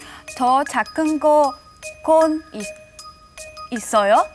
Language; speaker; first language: Korean; non-native, learner; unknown